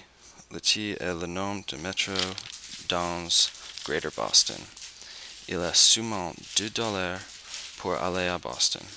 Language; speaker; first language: French; non-native, learner; English